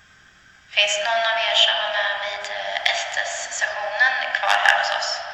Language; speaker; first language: Swedish; native; Swedish